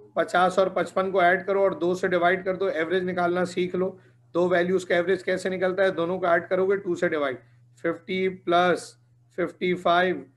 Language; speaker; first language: Hindi; native; Hindi